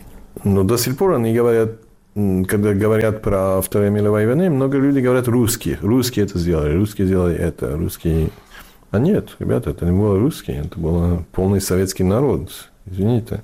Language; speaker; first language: Russian; non-native, learner; English